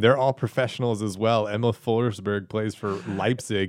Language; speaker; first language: English; native; English